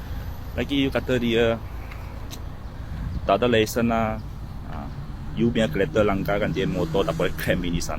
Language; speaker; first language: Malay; non-native, local second language; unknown